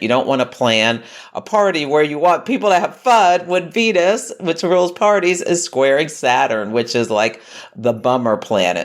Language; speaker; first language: English; native; English